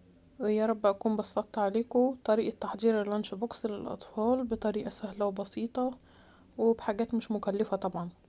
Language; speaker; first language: Arabic; native; Arabic